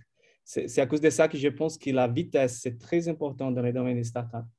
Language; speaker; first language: French; non-native, fluent; Portuguese